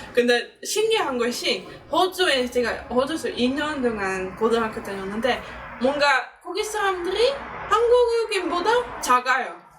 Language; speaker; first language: Korean; non-native, fluent; Dutch